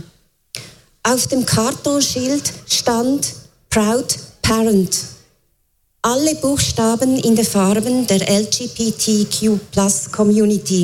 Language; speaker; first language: German; native; German